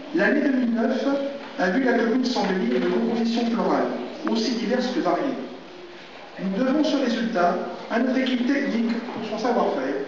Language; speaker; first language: French; native; French